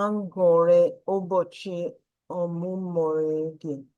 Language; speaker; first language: Igbo; non-native, learner; English